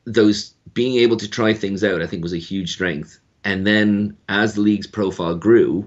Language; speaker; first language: English; native; English